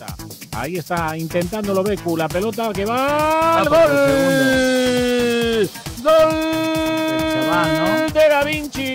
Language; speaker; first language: Spanish; native; Spanish